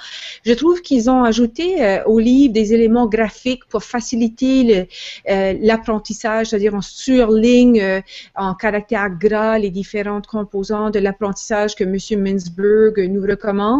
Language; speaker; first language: French; native; French